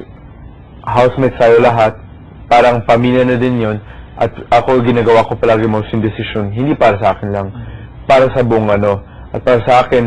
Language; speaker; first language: Filipino; early bilingual, heritage; Filipino